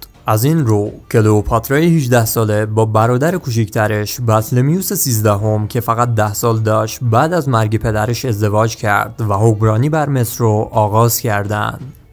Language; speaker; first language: Persian; native; Persian